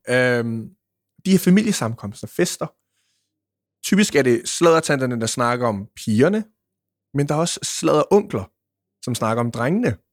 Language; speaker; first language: Danish; early bilingual, other home language; Punjabi